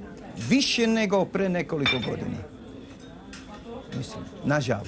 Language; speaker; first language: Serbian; non-native, learner; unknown